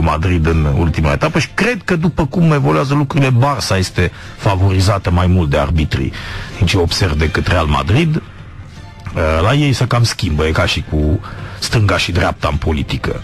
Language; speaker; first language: Romanian; native; Romanian